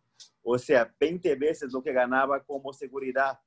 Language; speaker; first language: Spanish; non-native, fluent; Portuguese